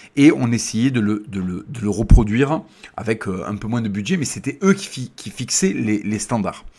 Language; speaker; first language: French; native; French